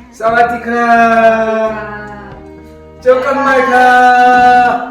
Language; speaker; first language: Thai; non-native, learner; Korean